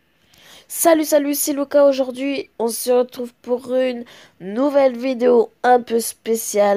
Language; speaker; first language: French; native; French